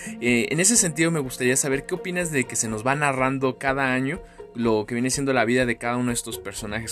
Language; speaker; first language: Spanish; native; Spanish